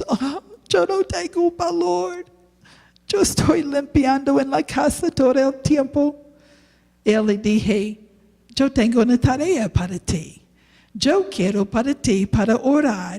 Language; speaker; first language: Spanish; non-native, learner; English